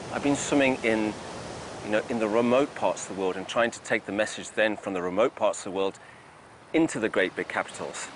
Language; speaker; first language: English; native; English